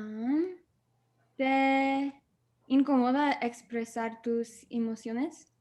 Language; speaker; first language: Spanish; non-native, learner; English